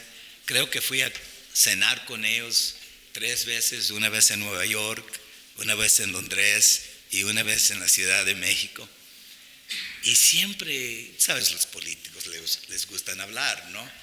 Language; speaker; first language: Spanish; non-native, fluent; English